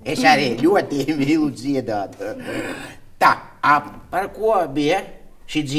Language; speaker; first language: Latvian; non-native, learner; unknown